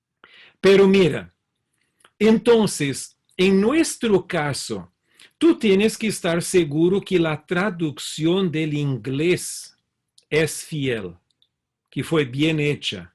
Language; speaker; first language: Spanish; non-native, fluent; Portuguese